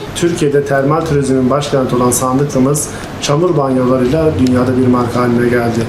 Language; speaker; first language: Turkish; native; Turkish